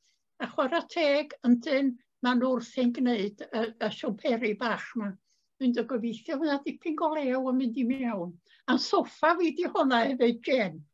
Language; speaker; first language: Welsh; native; Welsh